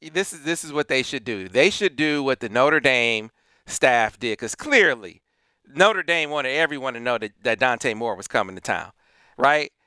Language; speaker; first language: English; native; English